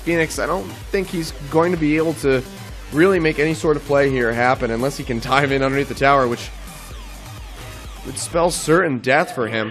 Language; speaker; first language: English; native; English